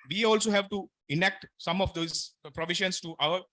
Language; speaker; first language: English; non-native, local second language; Sinhala